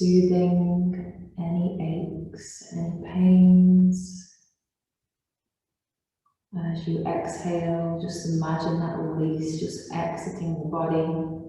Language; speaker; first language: English; native; English